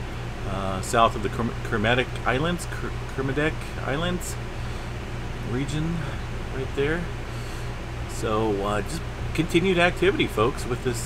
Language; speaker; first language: English; native; English